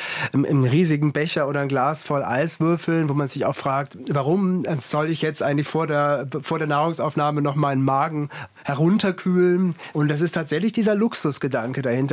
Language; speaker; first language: German; native; German